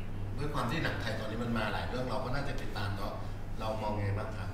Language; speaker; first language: Thai; native; Thai